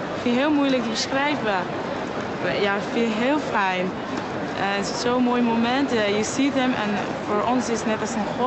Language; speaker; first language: Dutch; non-native, fluent; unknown